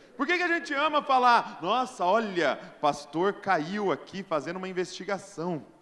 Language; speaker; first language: Portuguese; native; Portuguese